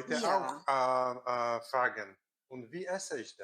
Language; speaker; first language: German; non-native, learner; Korean